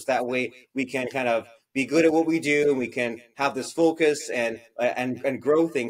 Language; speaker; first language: English; native; English